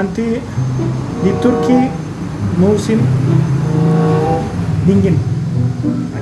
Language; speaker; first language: Indonesian; non-native, learner; Turkish